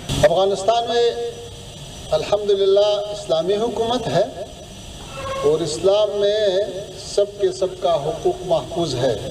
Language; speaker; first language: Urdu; non-native, fluent; Pashto